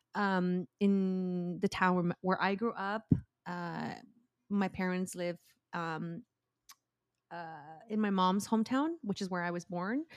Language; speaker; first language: English; early bilingual, other home language; Spanish